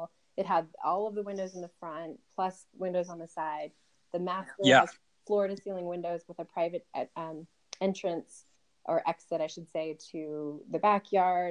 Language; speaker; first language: English; native; English